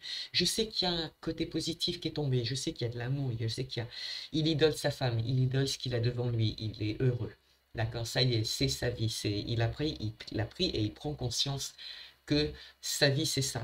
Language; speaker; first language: French; native; French